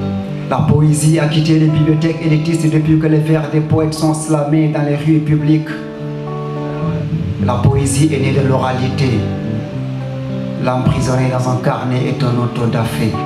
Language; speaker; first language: French; non-native, local second language; Wolof